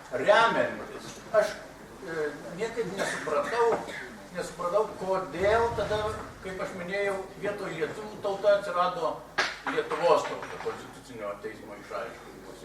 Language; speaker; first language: Lithuanian; native; Lithuanian